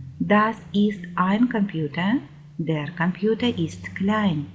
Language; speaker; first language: German; non-native, fluent; Ukrainian